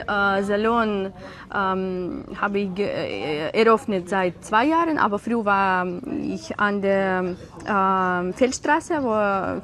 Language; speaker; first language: German; non-native, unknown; Ukrainian